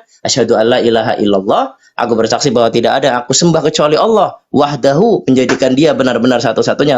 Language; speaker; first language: Indonesian; native; Indonesian